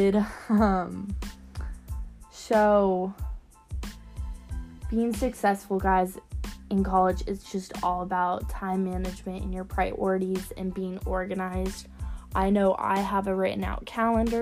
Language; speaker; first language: English; native; English